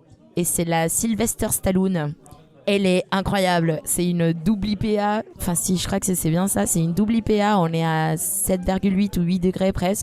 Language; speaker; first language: French; non-native, fluent; Spanish